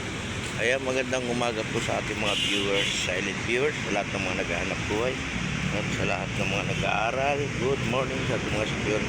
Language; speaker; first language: Filipino; native; Filipino